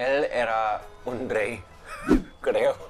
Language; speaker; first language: Spanish; non-native, learner; Korean